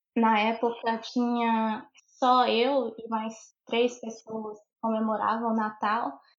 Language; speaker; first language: Portuguese; native; Portuguese